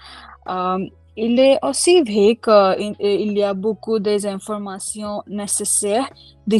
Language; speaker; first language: French; non-native, learner; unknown